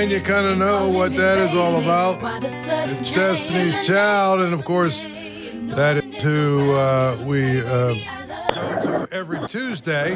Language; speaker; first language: English; native; English